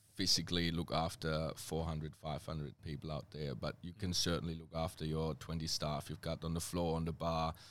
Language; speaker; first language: English; non-native, fluent; German